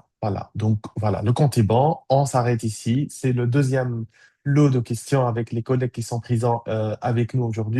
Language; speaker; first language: French; native; French